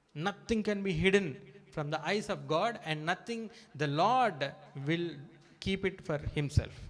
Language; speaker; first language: English; non-native, local second language; Telugu